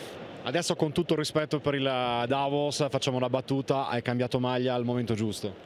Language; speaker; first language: Italian; native; Italian